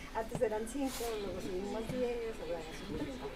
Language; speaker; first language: Spanish; native; Spanish